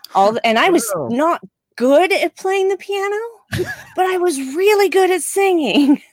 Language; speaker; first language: English; native; English